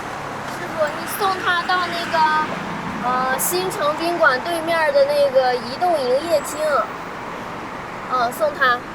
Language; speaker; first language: Chinese; native; Chinese